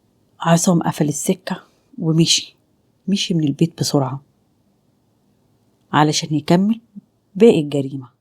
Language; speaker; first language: Arabic; native; Arabic